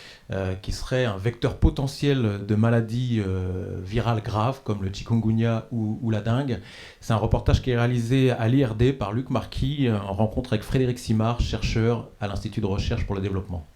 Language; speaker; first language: French; native; French